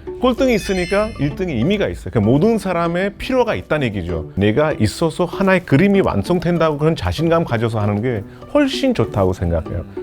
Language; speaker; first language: Korean; non-native, fluent; Hindi